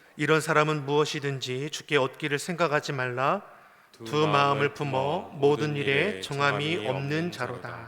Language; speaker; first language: Korean; native; Korean